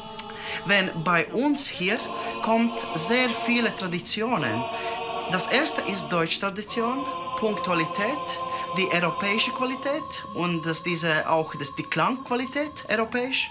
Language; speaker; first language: German; non-native, learner; Latvian